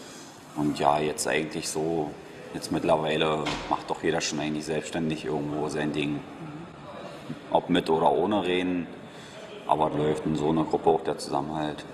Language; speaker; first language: German; native; German